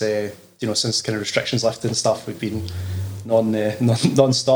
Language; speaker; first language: English; native; English